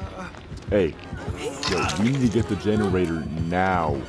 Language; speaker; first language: English; native; English